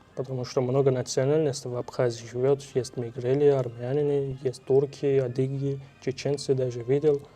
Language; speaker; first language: Russian; non-native, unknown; Turkish